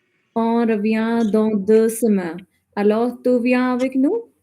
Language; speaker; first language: French; non-native, learner; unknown